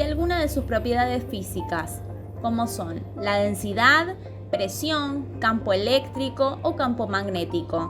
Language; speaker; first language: Spanish; native; Spanish